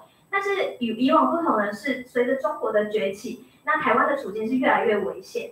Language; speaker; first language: Chinese; native; Chinese